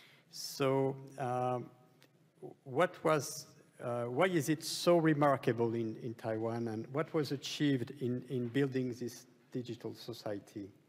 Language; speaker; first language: English; non-native, fluent; French